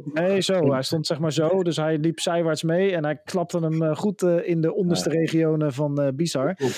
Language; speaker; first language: Dutch; native; Dutch